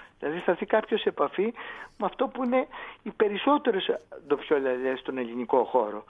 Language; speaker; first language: Greek; native; Greek